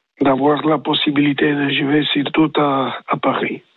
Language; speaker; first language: French; non-native, learner; Spanish